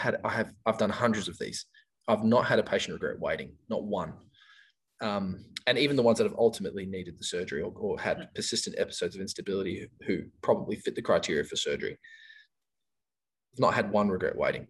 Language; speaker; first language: English; native; English